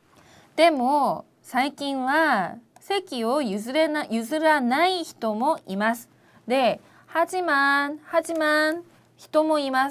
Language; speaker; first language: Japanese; non-native, fluent; Korean